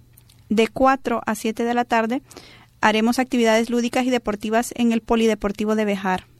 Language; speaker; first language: Spanish; native; Spanish